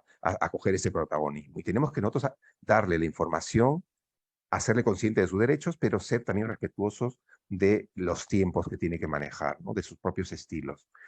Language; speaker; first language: Spanish; native; Spanish